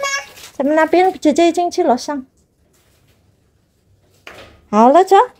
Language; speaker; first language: Chinese; non-native, fluent; Indonesian